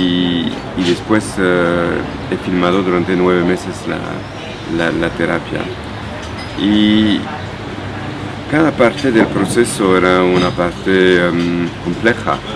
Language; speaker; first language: Spanish; non-native, fluent; French